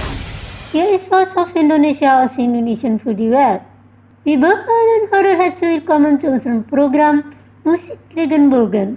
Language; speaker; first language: German; non-native, fluent; Indonesian